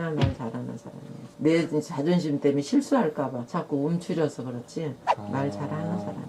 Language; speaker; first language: Korean; native; Korean